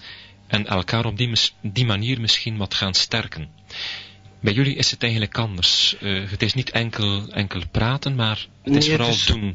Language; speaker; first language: Dutch; native; Dutch